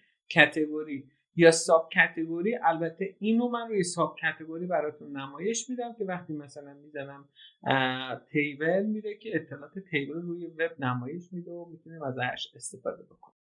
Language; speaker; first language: Persian; native; Persian